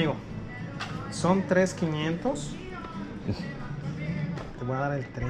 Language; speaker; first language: Spanish; native; Spanish